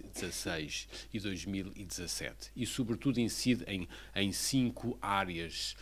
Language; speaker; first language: Portuguese; native; Portuguese